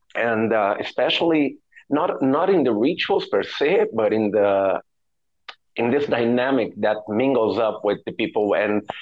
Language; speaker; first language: English; non-native, fluent; Portuguese